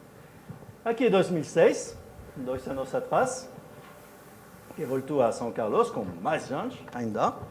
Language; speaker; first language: Portuguese; non-native, fluent; French